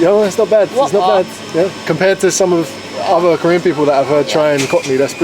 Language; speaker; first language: English; native; English